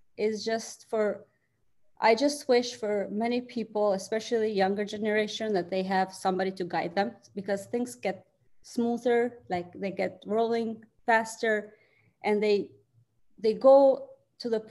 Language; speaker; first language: English; non-native, fluent; Albanian